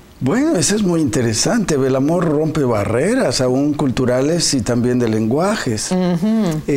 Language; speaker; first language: Spanish; native; Spanish